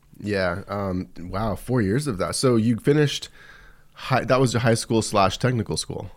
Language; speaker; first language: English; early bilingual, other home language; Spanish